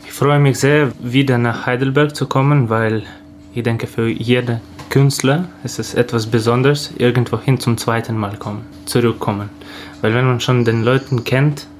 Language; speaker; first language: German; non-native, fluent; Russian